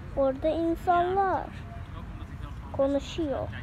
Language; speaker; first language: Turkish; early bilingual, heritage; Turkish